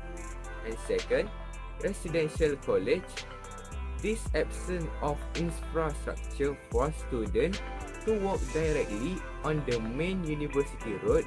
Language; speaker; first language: English; non-native, local second language; Malay